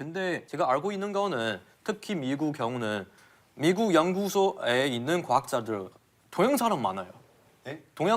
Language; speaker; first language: Korean; non-native, fluent; Chinese